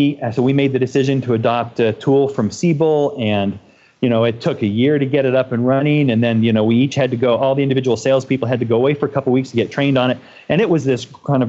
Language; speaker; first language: English; native; English